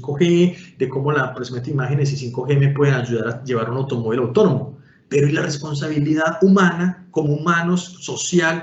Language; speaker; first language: Spanish; native; Spanish